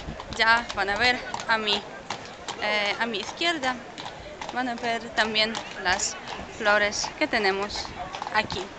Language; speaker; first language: Spanish; non-native, fluent; Polish